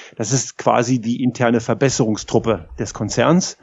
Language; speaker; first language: German; native; German